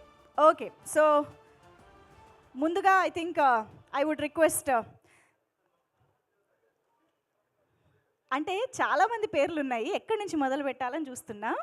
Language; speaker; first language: Telugu; native; Telugu